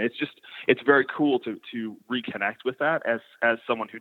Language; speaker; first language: English; native; English